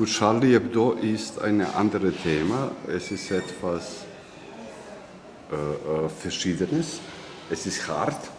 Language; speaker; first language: German; non-native, learner; Serbian